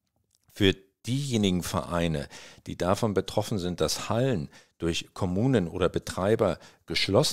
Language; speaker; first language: German; native; German